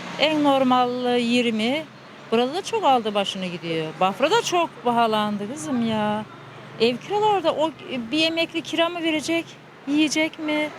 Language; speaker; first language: Turkish; native; Turkish